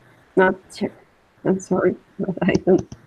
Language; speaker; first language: English; non-native, learner; Spanish